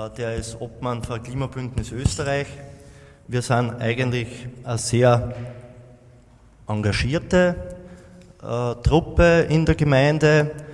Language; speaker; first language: German; native; German